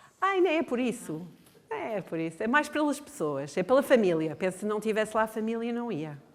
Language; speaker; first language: Portuguese; non-native, fluent; English